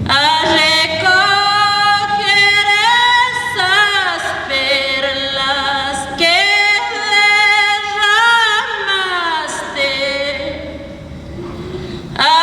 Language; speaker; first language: Spanish; native; Spanish